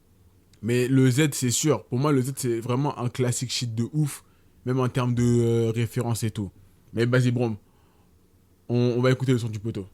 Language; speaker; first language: French; native; French